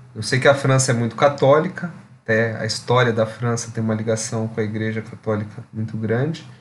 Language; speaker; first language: Portuguese; native; Portuguese